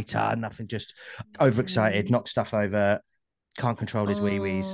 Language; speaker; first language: English; native; English